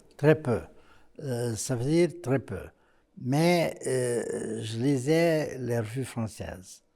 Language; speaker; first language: French; non-native, fluent; Portuguese